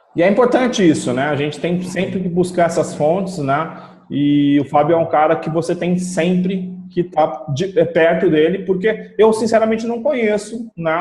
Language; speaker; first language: Portuguese; native; Portuguese